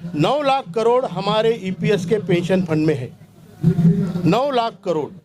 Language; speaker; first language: Hindi; non-native, local second language; Marathi